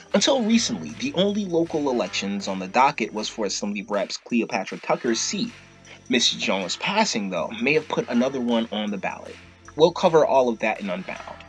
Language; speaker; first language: English; native; English